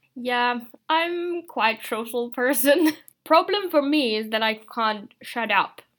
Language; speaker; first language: English; non-native, fluent; Finnish